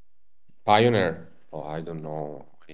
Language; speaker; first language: English; non-native, learner; Italian